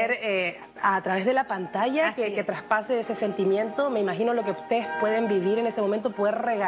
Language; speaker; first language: Spanish; native; Spanish